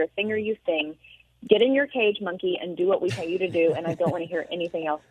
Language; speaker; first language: English; native; English